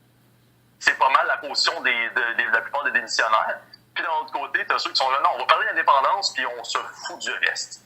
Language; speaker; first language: French; native; French